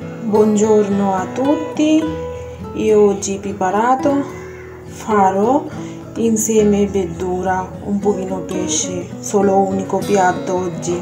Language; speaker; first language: Italian; non-native, learner; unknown